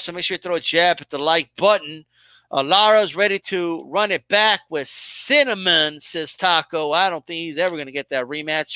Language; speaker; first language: English; early bilingual, other home language; Spanish